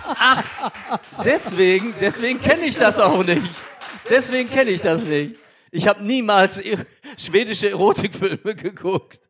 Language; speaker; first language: German; native; German